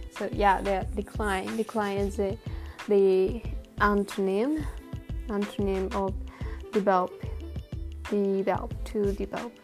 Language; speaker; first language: English; non-native, learner; Japanese